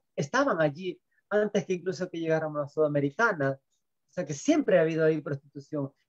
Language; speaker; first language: Spanish; native; Spanish